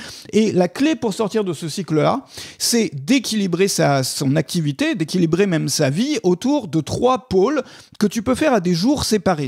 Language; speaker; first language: French; native; French